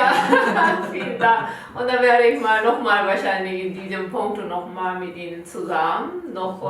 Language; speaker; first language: German; non-native, learner; Korean